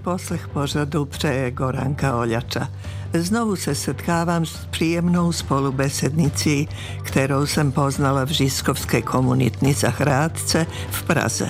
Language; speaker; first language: Czech; non-native, fluent; Serbian